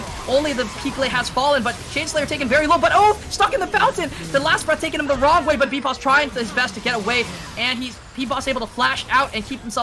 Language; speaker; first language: English; native; English